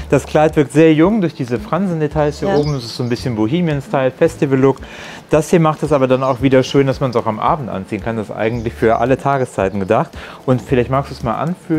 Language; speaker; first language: German; native; German